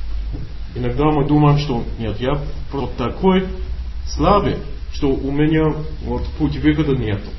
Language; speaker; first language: Russian; non-native, learner; English